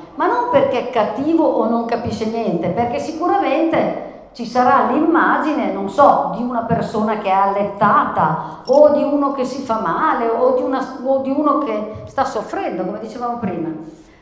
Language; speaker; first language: Italian; native; Italian